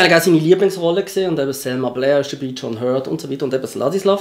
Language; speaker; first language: German; native; German